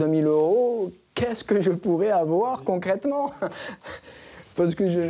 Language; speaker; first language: French; native; French